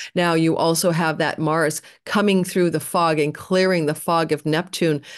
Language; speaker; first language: English; native; English